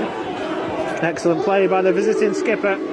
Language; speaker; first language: English; native; English